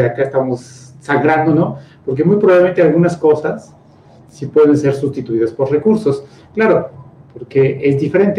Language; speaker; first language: Spanish; native; Spanish